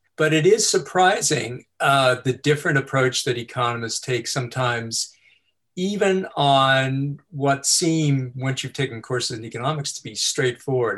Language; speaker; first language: English; native; English